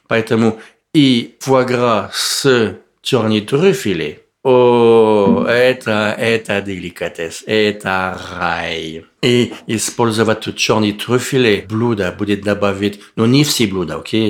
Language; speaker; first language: Russian; non-native, learner; French